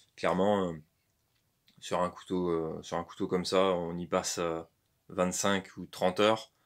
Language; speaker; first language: French; native; French